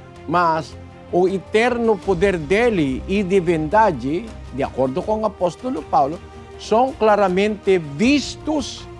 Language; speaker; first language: Portuguese; non-native, learner; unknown